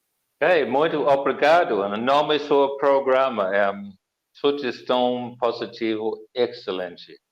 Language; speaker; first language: Portuguese; non-native, learner; English